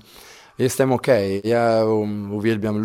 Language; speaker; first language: Polish; non-native, learner; Italian